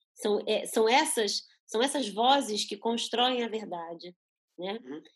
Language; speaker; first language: Portuguese; early bilingual, other home language; Spanish